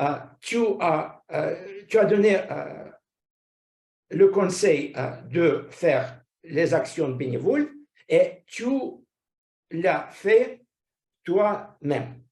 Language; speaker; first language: French; non-native, fluent; Russian